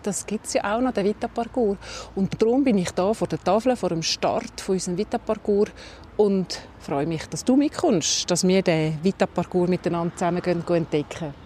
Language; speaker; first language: German; native; German